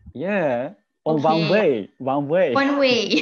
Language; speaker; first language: English; non-native, learner; Japanese